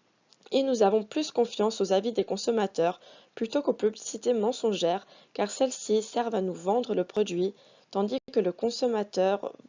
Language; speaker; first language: French; native; French